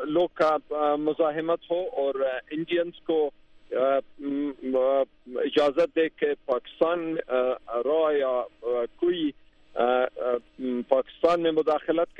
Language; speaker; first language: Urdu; non-native, fluent; Pashto